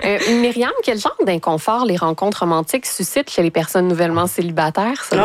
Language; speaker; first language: French; native; French